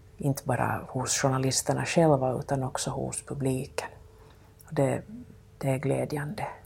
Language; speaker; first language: Swedish; native; Swedish